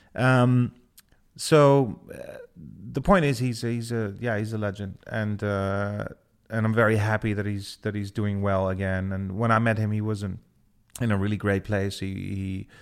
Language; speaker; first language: English; non-native, fluent; Dutch